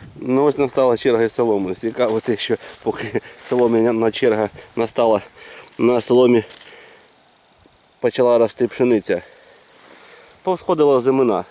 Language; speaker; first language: Ukrainian; native; Ukrainian